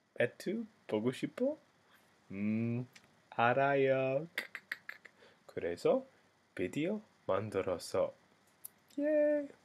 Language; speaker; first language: Korean; non-native, learner; English